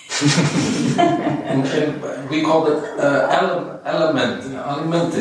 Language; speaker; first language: English; non-native, fluent; Dutch